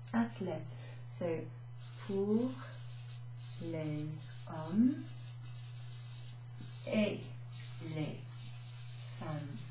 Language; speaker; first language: French; non-native, fluent; English